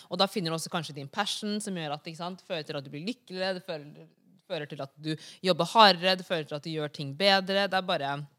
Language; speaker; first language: Norwegian; early bilingual, other home language; Wolof